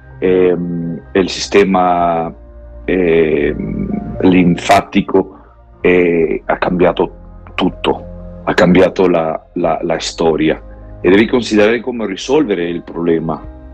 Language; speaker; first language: Italian; non-native, learner; Spanish